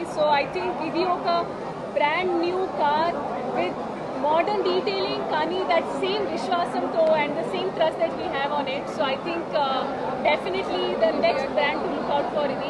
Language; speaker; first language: Telugu; non-native, fluent; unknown